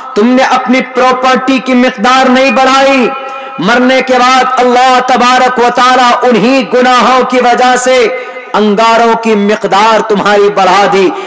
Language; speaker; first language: Urdu; native; Urdu